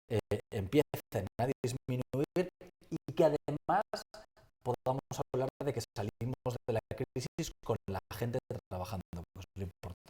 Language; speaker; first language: Spanish; native; Spanish